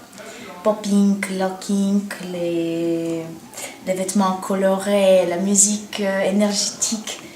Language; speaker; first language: French; non-native, learner; Bulgarian